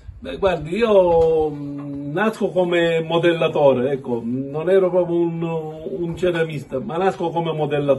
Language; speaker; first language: Italian; native; Italian